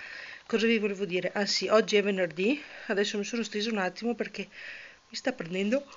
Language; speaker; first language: Italian; native; Italian